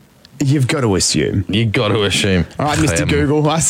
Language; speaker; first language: English; native; English